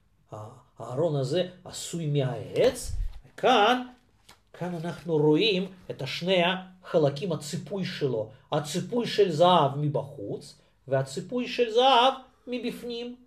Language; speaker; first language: Hebrew; non-native, fluent; Russian